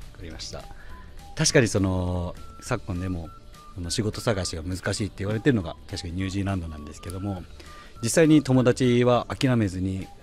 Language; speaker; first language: Japanese; native; Japanese